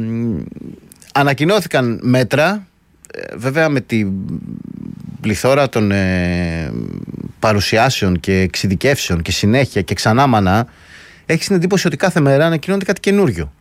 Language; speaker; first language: Greek; native; Greek